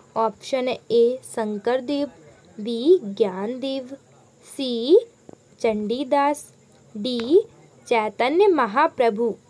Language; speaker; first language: Hindi; native; Hindi